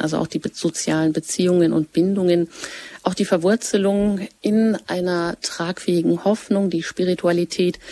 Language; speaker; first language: German; native; German